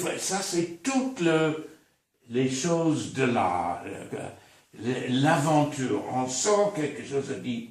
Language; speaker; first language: French; non-native, fluent; English